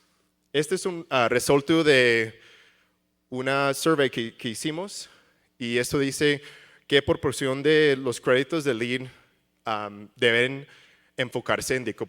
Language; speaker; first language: Spanish; early bilingual, heritage; English